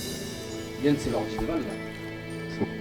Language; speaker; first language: French; native; French